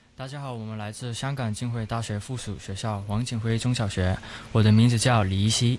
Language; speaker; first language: Chinese; non-native, local second language; Cantonese